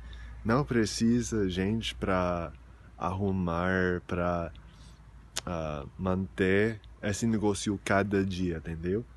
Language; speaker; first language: Portuguese; non-native, fluent; English